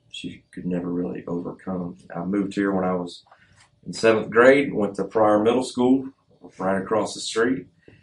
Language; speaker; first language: English; native; English